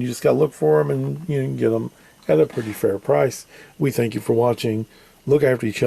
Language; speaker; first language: English; native; English